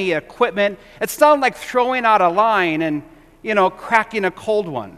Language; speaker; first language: English; native; English